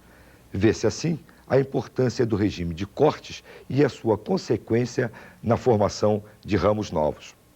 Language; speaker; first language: Portuguese; native; Portuguese